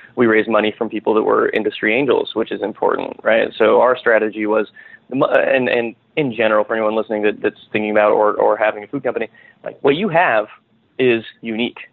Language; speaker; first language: English; native; English